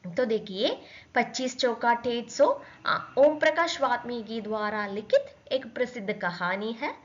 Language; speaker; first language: Hindi; non-native, local second language; Malayalam